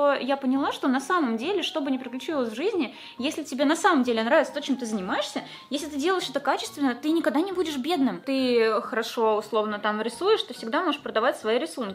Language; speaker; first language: Russian; native; Russian